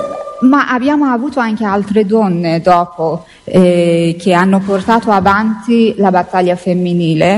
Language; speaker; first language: Italian; non-native, fluent; Persian